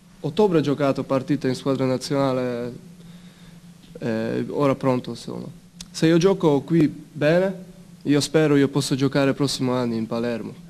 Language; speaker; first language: Italian; non-native, learner; Hungarian